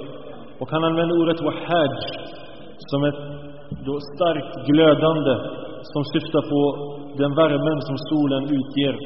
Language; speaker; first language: Swedish; early bilingual, other home language; Arabic